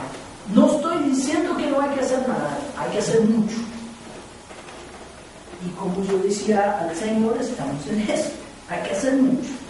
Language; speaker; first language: Spanish; non-native, fluent; Portuguese